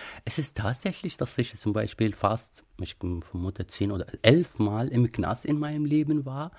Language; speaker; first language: German; non-native, fluent; Arabic